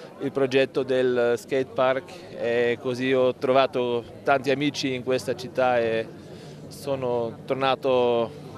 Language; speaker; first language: Italian; non-native, learner; German